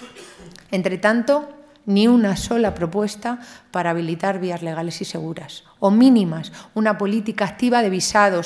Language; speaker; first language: Spanish; native; Spanish